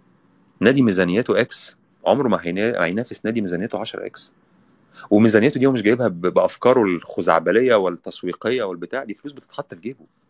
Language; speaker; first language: Arabic; native; Arabic